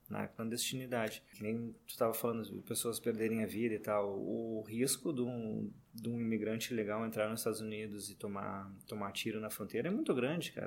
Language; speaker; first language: Portuguese; native; Portuguese